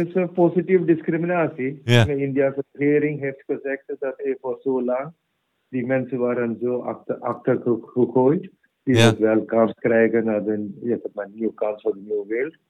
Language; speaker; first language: Dutch; non-native, fluent; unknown